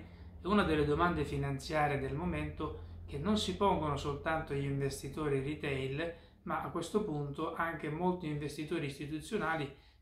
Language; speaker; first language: Italian; native; Italian